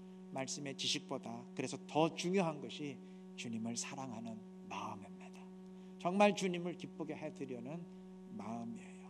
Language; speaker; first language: Korean; native; Korean